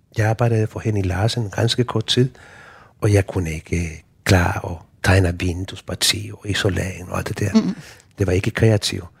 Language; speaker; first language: Danish; non-native, fluent; Spanish